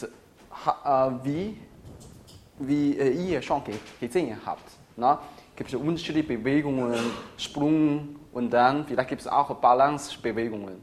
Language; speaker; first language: German; non-native, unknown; Chinese